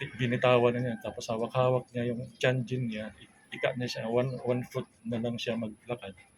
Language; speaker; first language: Filipino; non-native, local second language; Cebuano